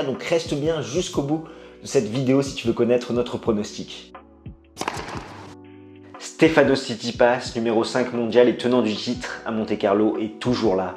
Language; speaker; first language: French; native; French